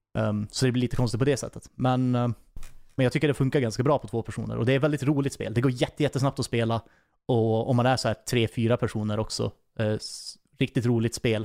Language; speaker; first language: Swedish; native; Swedish